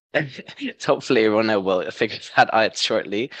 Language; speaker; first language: English; native; English